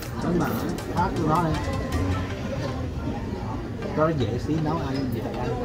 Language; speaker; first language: Vietnamese; early bilingual, heritage; Vietnamese